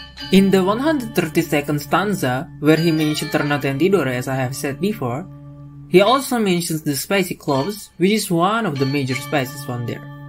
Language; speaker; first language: English; non-native, fluent; Indonesian